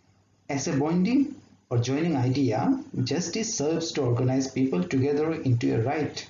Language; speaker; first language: English; non-native, local second language; Assamese